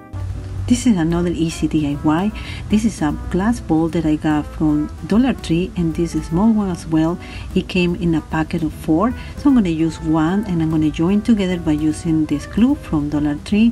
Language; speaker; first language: English; non-native, fluent; Spanish